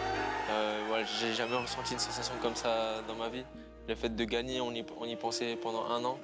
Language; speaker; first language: French; native; French